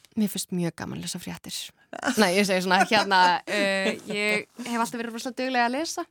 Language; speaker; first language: Icelandic; early bilingual, other home language; Kurdish